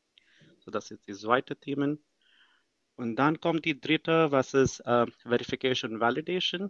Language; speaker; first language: German; non-native, fluent; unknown